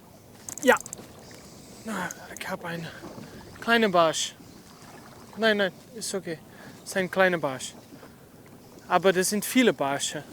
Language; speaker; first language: German; non-native, learner; Dutch